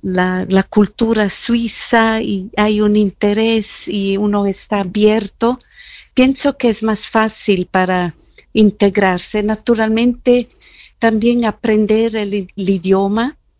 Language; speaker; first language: Spanish; non-native, fluent; German